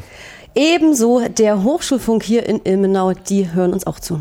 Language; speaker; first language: German; native; German